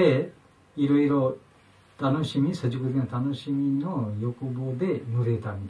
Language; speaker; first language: Japanese; non-native, learner; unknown